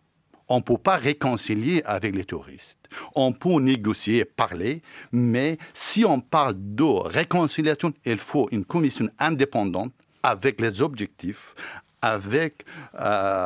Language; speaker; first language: French; non-native, fluent; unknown